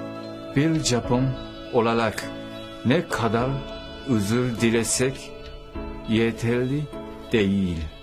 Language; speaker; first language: Turkish; non-native, learner; Japanese